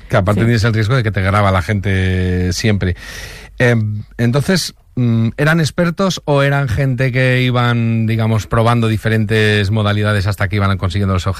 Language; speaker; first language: Spanish; native; Spanish